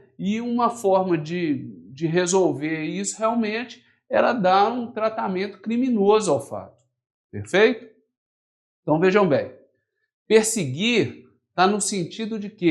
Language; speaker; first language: Portuguese; native; Portuguese